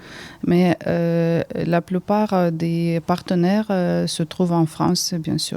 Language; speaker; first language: French; early bilingual, heritage; Ukrainian